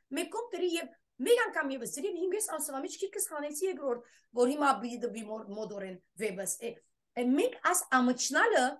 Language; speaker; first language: Armenian; early bilingual, heritage; Armenian